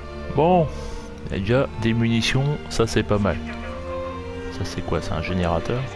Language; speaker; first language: French; native; French